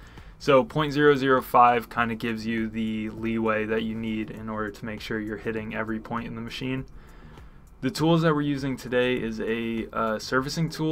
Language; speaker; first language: English; native; English